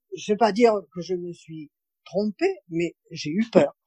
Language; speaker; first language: French; native; French